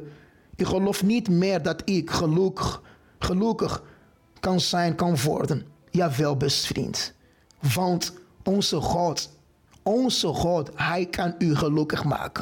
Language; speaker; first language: Dutch; non-native, fluent; Portuguese